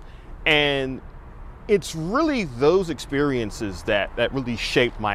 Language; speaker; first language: English; native; English